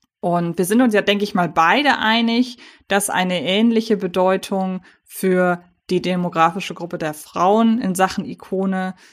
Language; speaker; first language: German; native; German